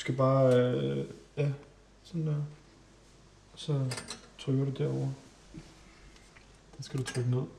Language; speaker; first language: Danish; native; Danish